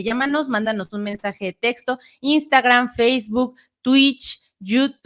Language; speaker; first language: Spanish; native; Spanish